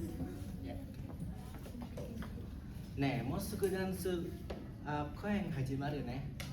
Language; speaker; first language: Japanese; non-native, learner; Indonesian